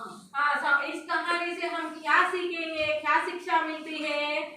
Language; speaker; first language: Hindi; non-native, local second language; Telugu